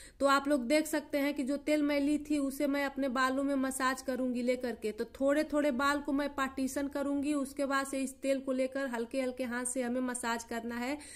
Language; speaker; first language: Hindi; native; Hindi